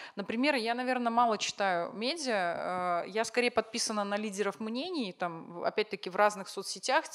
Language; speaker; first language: Russian; native; Russian